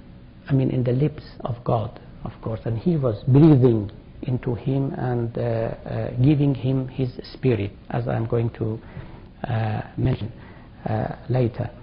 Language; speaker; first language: English; non-native, fluent; Persian